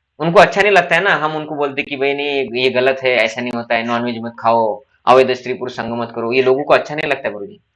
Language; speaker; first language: Hindi; non-native, local second language; Marathi